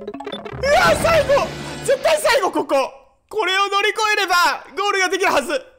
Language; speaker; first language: Japanese; native; Japanese